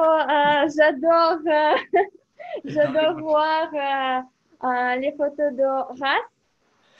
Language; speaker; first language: French; non-native, learner; Russian